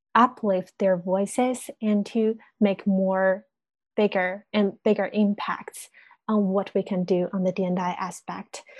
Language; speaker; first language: English; non-native, fluent; Chinese